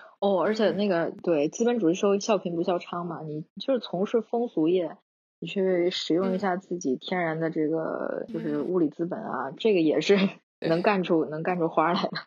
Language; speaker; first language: Chinese; non-native, local second language; Korean